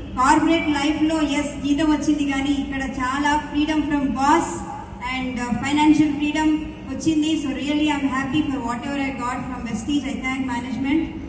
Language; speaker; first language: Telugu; native; Telugu